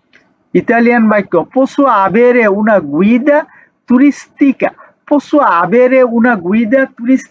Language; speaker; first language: Italian; non-native, learner; Bangla